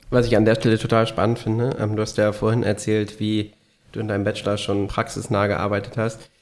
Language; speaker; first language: German; native; German